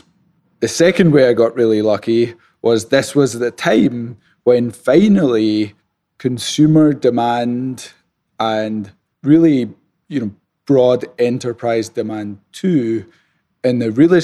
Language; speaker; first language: English; native; English